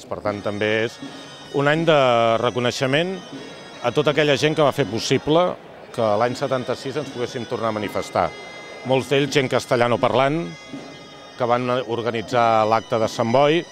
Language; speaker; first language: Catalan; native; Catalan